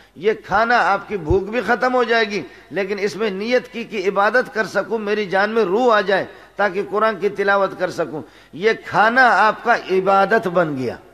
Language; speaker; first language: Urdu; non-native, local second language; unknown